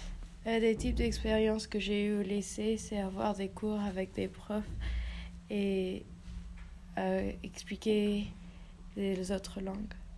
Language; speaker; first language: French; non-native, learner; English